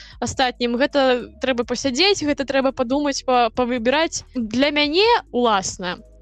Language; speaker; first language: Belarusian; non-native, local second language; Russian